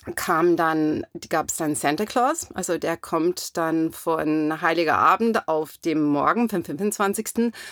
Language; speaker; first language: German; non-native, fluent; English